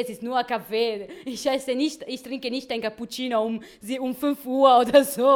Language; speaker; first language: German; non-native, learner; Italian